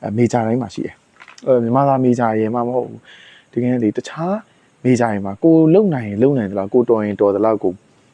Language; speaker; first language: Burmese; native; Burmese